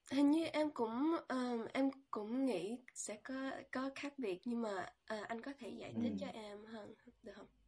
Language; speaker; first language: Vietnamese; early bilingual, heritage; Vietnamese